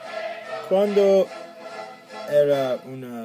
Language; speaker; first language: Spanish; non-native, learner; English